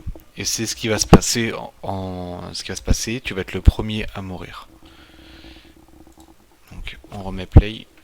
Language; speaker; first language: French; native; French